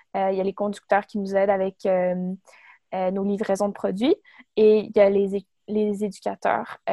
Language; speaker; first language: French; native; French